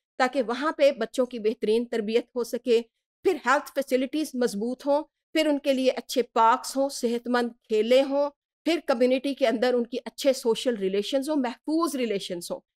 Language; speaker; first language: Urdu; native; Urdu